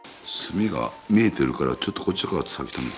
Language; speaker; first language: Japanese; native; Japanese